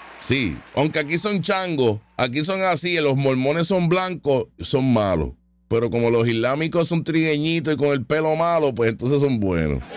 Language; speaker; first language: Spanish; native; Spanish